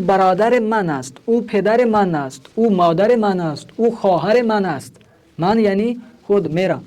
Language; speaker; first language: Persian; non-native, fluent; Urdu